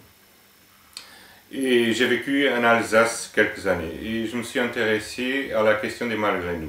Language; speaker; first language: French; non-native, fluent; Portuguese